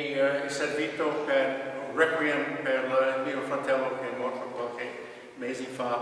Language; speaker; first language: Italian; non-native, fluent; English